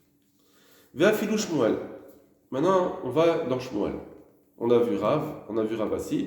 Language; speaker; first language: French; native; French